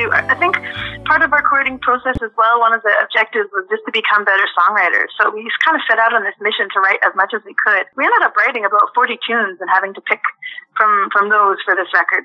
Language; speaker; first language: English; non-native, fluent; French